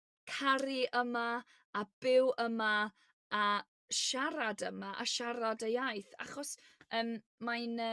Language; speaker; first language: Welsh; non-native, learner; English